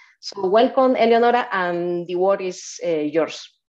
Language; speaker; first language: English; non-native, fluent; Spanish